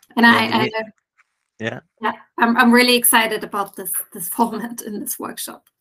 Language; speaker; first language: English; non-native, fluent; German